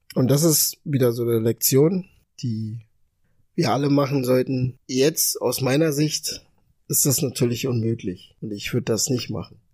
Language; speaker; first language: German; early bilingual, other home language; Ga